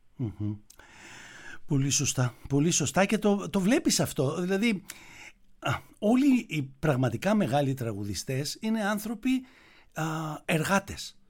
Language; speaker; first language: Greek; native; Greek